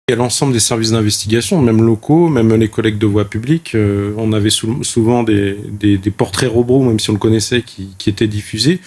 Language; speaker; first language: French; native; French